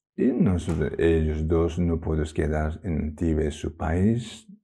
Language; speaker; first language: Spanish; non-native, fluent; Chinese